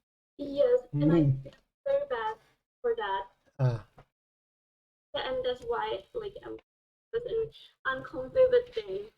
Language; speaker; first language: English; non-native, fluent; Thai